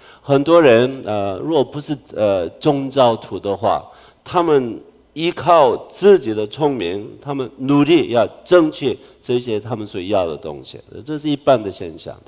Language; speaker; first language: Chinese; non-native, fluent; Korean